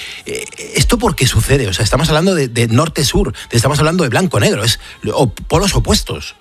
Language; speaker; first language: Spanish; native; Spanish